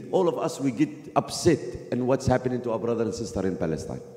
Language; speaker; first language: English; non-native, fluent; Arabic